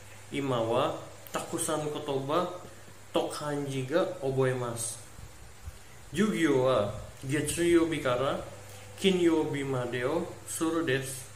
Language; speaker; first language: Japanese; non-native, learner; Indonesian